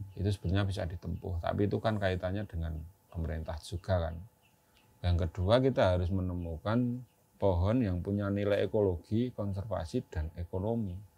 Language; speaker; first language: Indonesian; non-native, local second language; Javanese